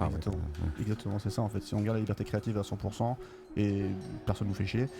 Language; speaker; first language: French; native; French